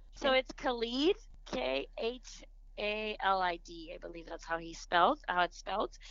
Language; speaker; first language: English; early bilingual, other home language; Spanish